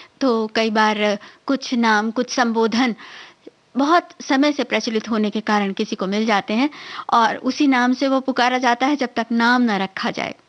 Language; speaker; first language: Hindi; native; Hindi